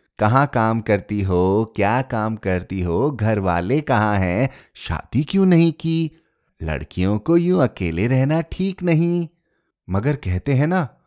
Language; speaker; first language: Hindi; native; Hindi